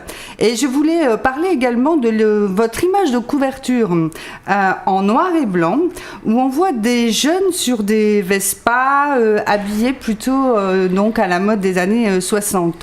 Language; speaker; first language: French; native; French